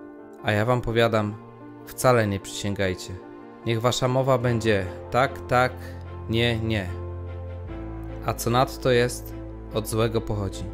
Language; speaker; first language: Polish; native; Polish